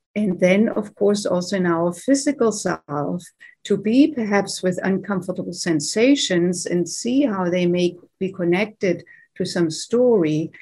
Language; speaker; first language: English; non-native, fluent; German